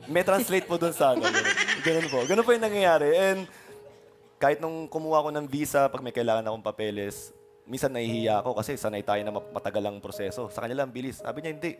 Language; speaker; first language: Filipino; native; Filipino